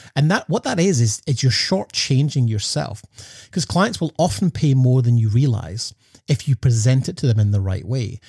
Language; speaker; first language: English; native; English